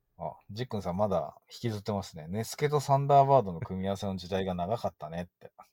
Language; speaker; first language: Japanese; native; Japanese